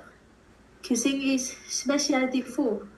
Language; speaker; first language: English; non-native, learner; Vietnamese